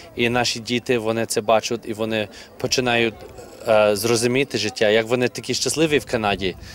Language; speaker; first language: Ukrainian; early bilingual, heritage; Ukrainian